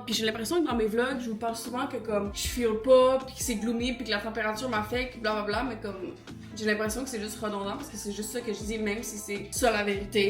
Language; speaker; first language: French; native; French